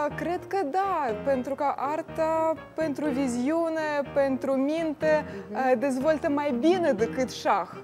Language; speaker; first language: Romanian; non-native, learner; Russian